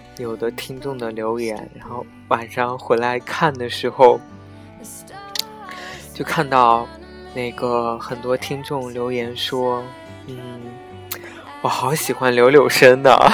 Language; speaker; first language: Chinese; native; Chinese